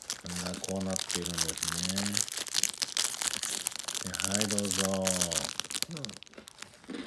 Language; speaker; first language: Japanese; native; Japanese